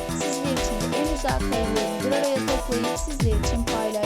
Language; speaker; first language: Turkish; native; Turkish